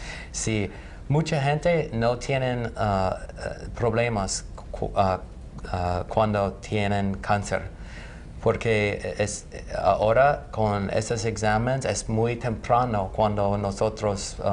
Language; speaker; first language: Spanish; non-native, learner; English